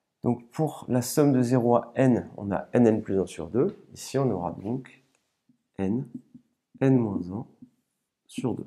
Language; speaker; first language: French; native; French